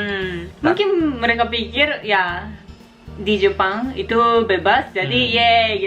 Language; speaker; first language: Indonesian; non-native, learner; Japanese